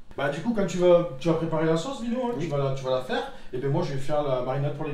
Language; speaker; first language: French; native; French